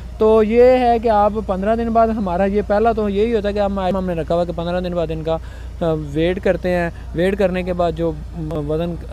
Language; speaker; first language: Urdu; non-native, local second language; Punjabi